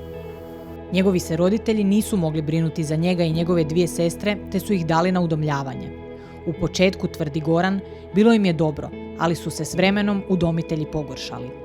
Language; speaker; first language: Croatian; native; Croatian